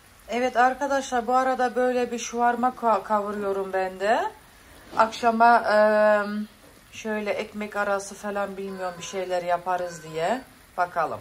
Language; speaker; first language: Turkish; early bilingual, heritage; Turkish